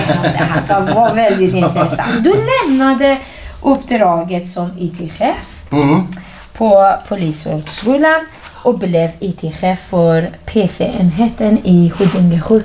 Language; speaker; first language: Swedish; non-native, fluent; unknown